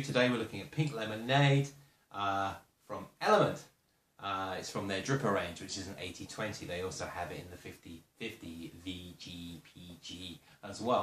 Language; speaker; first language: English; native; English